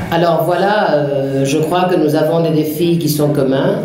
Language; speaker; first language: French; non-native, fluent; Spanish